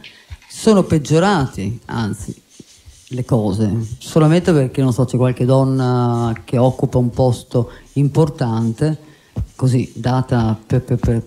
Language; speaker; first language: Italian; native; Italian